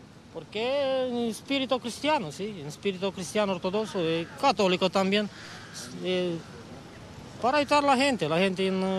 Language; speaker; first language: Spanish; non-native, learner; Romanian